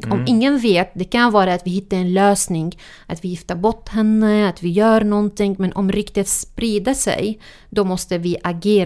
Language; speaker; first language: Swedish; non-native, fluent; Arabic